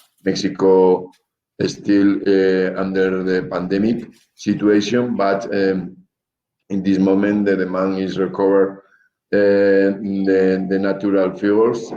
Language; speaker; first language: English; non-native, learner; Spanish